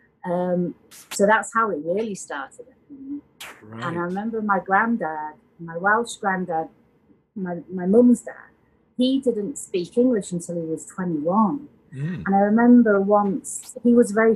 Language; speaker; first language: English; native; English